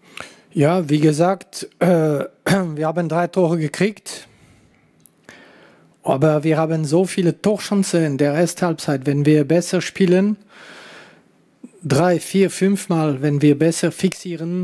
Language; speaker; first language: German; non-native, local second language; French